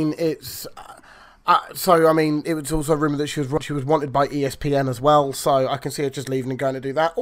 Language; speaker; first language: English; native; English